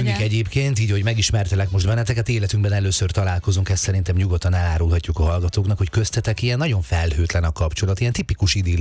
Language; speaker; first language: Hungarian; native; Hungarian